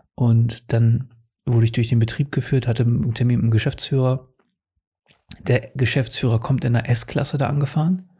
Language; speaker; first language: German; early bilingual, other home language; Portuguese